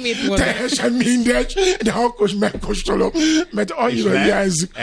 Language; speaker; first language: Hungarian; non-native, learner; Yoruba